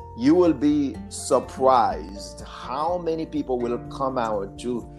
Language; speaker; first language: English; non-native, fluent; Haitian Creole